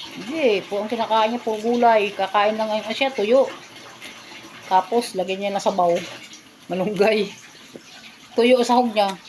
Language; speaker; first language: Filipino; non-native, local second language; Bikol